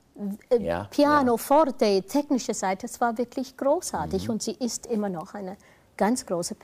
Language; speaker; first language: German; non-native, fluent; English